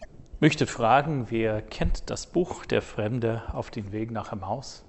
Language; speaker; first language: German; non-native, fluent; English